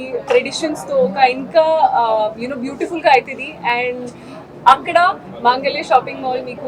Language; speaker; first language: Telugu; non-native, local second language; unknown